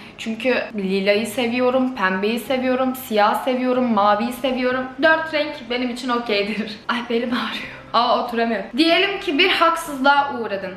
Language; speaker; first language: Turkish; native; Turkish